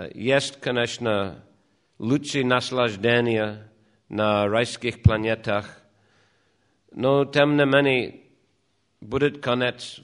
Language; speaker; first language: Russian; non-native, fluent; English